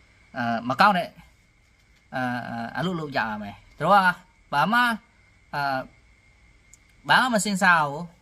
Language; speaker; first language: Burmese; non-native, learner; Khmer